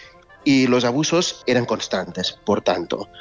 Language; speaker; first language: Spanish; native; Spanish